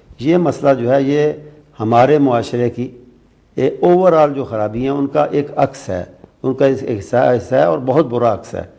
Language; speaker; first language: Urdu; non-native, local second language; Punjabi